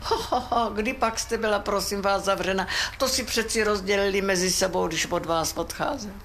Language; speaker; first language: Czech; native; Czech